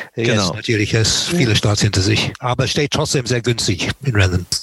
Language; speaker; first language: German; non-native, fluent; English